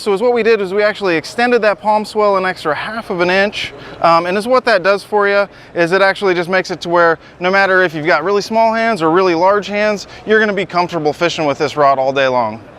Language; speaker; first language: English; native; English